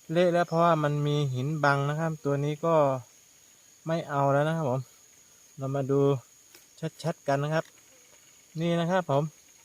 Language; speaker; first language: Thai; native; Thai